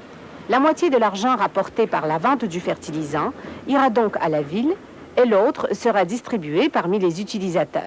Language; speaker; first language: French; native; French